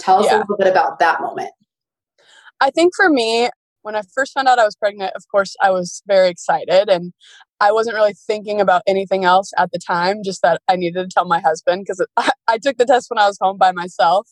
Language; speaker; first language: English; native; English